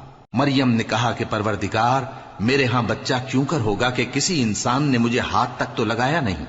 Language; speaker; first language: Urdu; native; Urdu